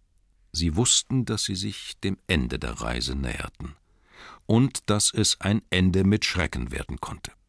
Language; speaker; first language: German; native; German